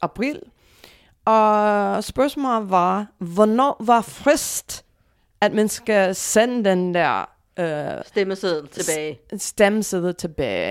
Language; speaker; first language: Danish; non-native, fluent; English